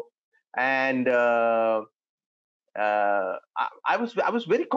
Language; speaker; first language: English; non-native, local second language; Tamil